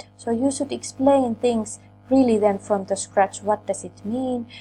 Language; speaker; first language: English; non-native, fluent; Finnish